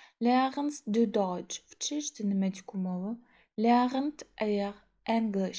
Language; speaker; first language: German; non-native, fluent; Ukrainian